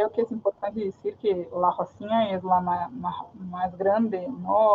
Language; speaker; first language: Spanish; non-native, fluent; Portuguese